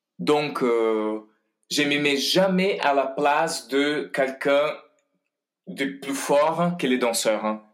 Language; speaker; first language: French; non-native, fluent; Portuguese